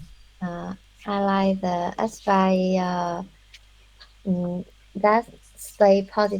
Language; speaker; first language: English; non-native, learner; Vietnamese